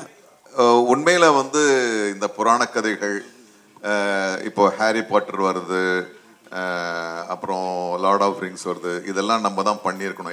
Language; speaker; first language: Tamil; native; Tamil